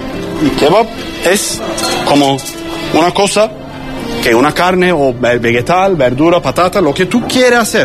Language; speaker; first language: Spanish; non-native, learner; Turkish